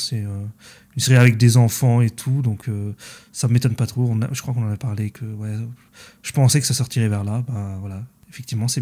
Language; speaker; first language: French; native; French